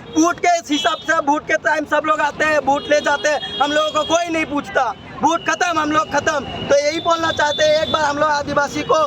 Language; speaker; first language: Hindi; non-native, local second language; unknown